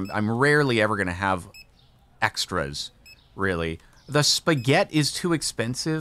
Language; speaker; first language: English; native; English